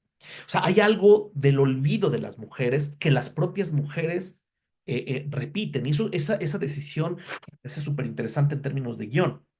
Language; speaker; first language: Spanish; native; Spanish